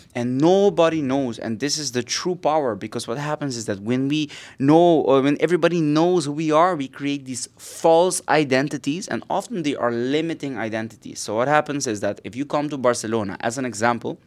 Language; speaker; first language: English; non-native, fluent; Papiamento